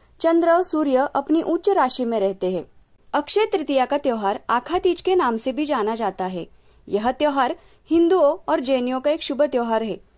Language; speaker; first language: Hindi; non-native, local second language; Marathi